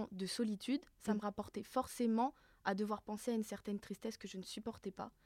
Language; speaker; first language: French; native; French